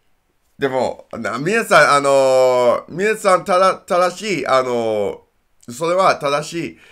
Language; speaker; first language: Japanese; non-native, learner; English